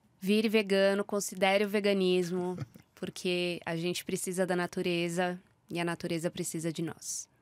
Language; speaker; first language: Portuguese; native; Portuguese